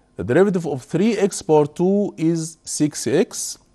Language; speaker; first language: English; non-native, fluent; Arabic